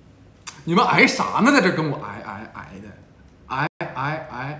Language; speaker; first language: Chinese; native; Chinese